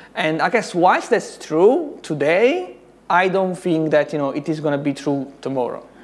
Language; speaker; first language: English; non-native, fluent; Italian